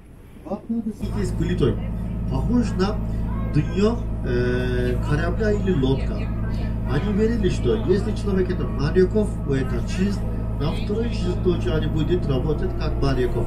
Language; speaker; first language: Russian; non-native, learner; Turkish